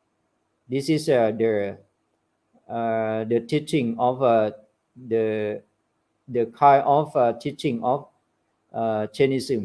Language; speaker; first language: English; non-native, fluent; Thai